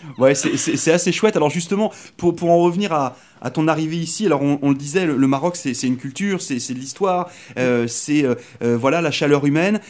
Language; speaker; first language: French; native; French